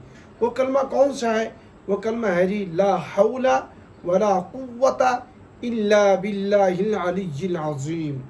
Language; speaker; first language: Urdu; native; Urdu